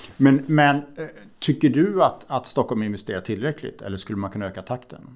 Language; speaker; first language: Swedish; native; Swedish